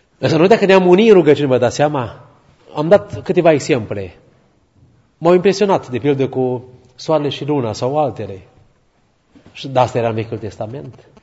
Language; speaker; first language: Romanian; native; Romanian